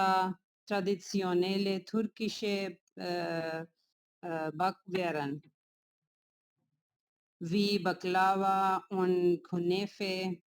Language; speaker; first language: German; non-native, learner; Urdu